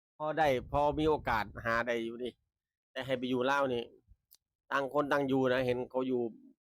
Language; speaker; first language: Thai; native; Thai